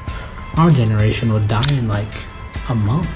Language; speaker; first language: English; native; English